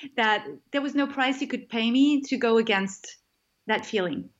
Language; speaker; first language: English; non-native, fluent; French